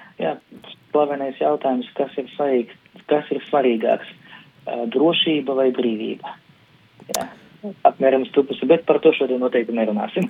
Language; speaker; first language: Latvian; non-native, local second language; Russian